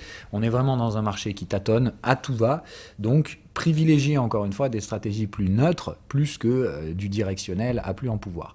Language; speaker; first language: French; native; French